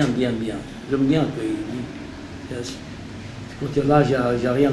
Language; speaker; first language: French; non-native, learner; Portuguese